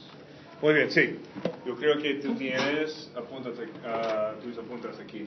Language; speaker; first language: Spanish; non-native, fluent; English